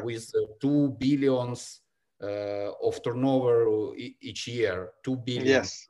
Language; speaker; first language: English; non-native, learner; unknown